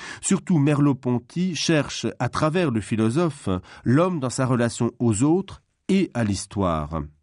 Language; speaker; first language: French; non-native, local second language; Luxembourgish